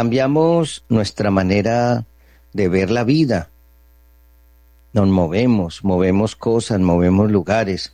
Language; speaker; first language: Spanish; native; Spanish